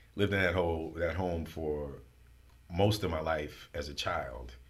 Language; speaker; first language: English; native; English